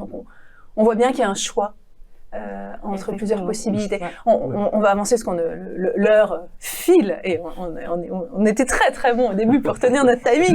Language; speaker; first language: French; native; French